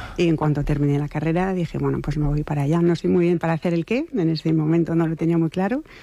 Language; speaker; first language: Spanish; non-native, fluent; French